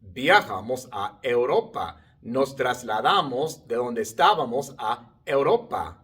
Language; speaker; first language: Spanish; non-native, fluent; English